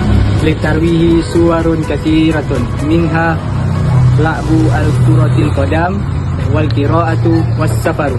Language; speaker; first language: Arabic; non-native, learner; Indonesian